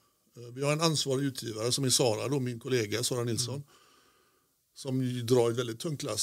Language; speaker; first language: Swedish; native; Swedish